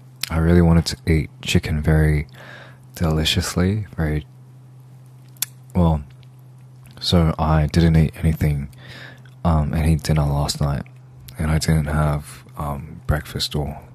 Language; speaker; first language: English; native; English